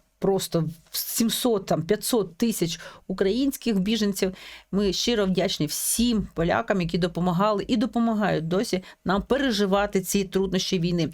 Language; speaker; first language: Ukrainian; native; Ukrainian